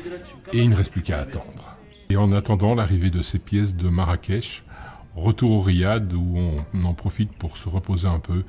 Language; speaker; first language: French; native; French